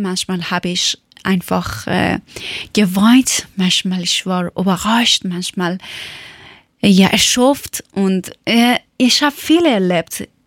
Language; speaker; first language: German; non-native, learner; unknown